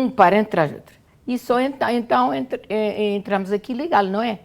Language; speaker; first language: Portuguese; non-native, local second language; Kabuverdianu